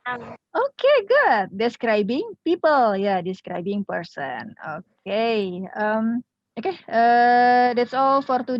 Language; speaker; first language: English; non-native, fluent; Indonesian